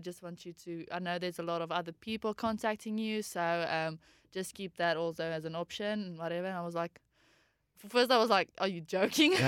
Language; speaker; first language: English; non-native, local second language; Afrikaans